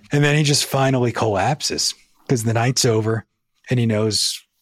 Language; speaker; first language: English; native; English